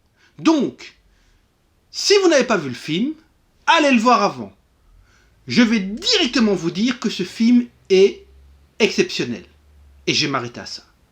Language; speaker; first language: French; native; French